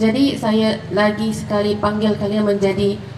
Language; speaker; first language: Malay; non-native, fluent; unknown